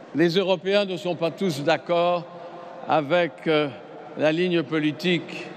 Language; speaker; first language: French; native; French